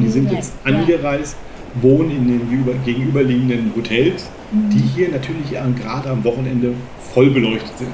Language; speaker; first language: German; native; German